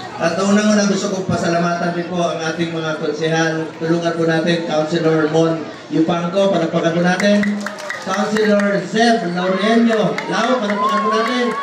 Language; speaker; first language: Filipino; non-native, local second language; Cebuano